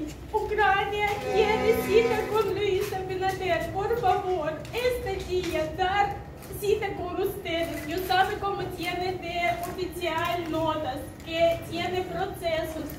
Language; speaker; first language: Spanish; non-native, learner; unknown